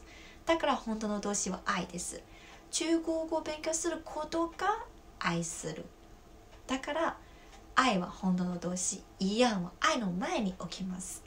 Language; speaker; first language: Japanese; non-native, fluent; Chinese